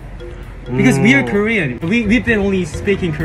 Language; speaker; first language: English; non-native, learner; Korean